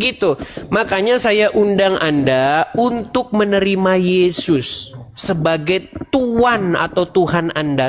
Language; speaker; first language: Indonesian; native; Indonesian